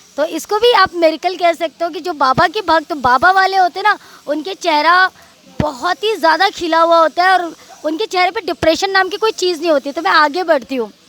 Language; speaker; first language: Hindi; native; Hindi